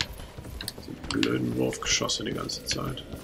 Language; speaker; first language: German; native; German